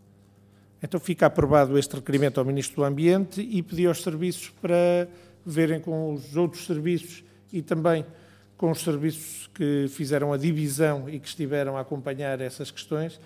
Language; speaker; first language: Portuguese; native; Portuguese